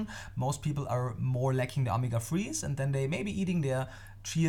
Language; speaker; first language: English; non-native, fluent; German